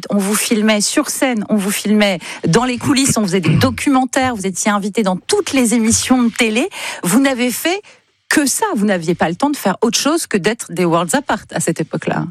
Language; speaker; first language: French; native; French